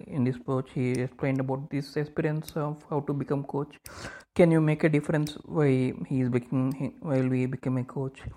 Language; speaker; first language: English; non-native, local second language; Telugu